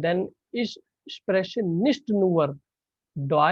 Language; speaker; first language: German; non-native, fluent; Hindi